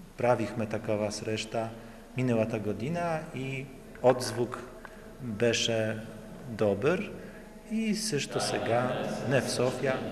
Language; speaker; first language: Bulgarian; non-native, learner; Polish